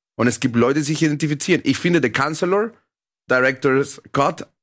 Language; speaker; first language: German; non-native, fluent; Spanish